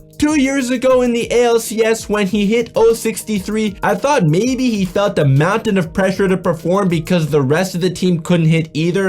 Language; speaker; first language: English; native; English